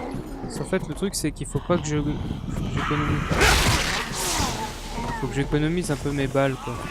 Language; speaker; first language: French; native; French